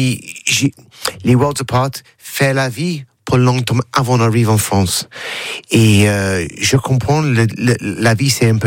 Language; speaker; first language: French; non-native, learner; English